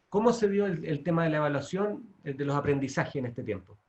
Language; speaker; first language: Spanish; native; Spanish